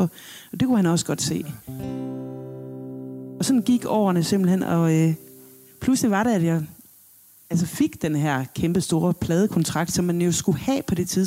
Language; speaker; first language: Danish; native; Danish